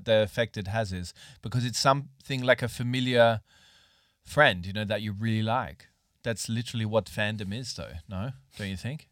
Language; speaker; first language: English; native; English